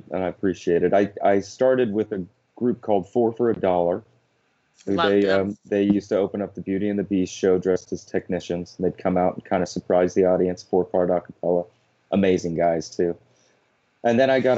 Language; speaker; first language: English; native; English